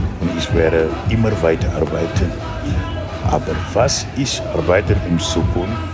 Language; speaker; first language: German; non-native, learner; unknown